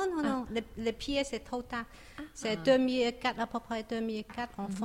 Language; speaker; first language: French; non-native, learner; Chinese